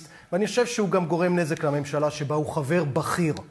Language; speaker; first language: Hebrew; native; Hebrew